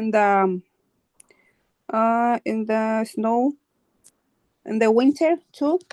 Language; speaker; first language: English; non-native, learner; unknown